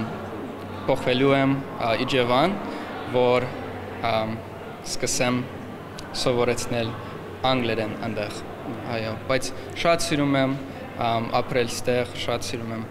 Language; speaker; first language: Armenian; non-native, learner; English